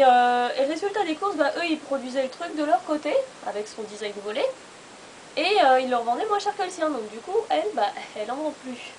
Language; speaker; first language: French; native; French